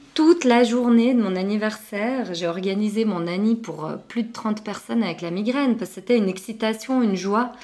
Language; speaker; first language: French; early bilingual, other home language; Arabic